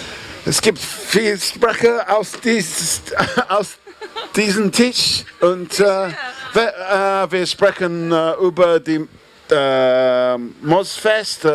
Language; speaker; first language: German; non-native, learner; English